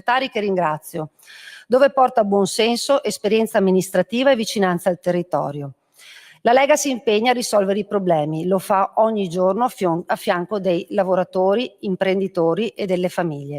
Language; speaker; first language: Italian; native; Italian